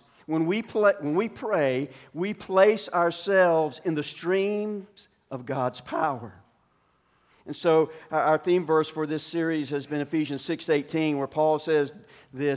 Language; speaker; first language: English; native; English